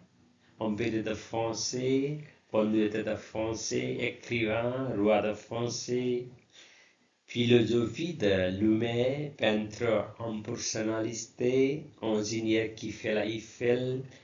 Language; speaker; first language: French; non-native, learner; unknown